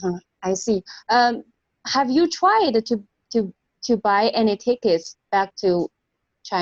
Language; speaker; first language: English; non-native, fluent; Chinese